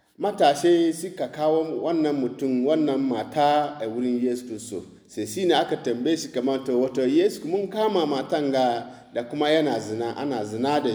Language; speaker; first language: Hausa; non-native, local second language; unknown